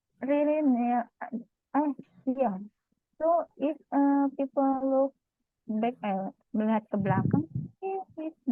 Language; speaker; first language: English; non-native, learner; Indonesian